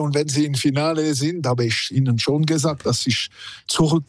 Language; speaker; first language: German; non-native, local second language; French